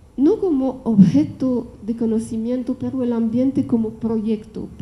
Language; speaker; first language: Spanish; non-native, fluent; French